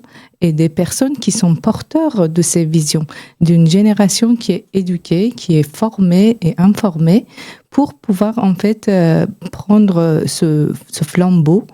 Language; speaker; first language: French; non-native, fluent; Persian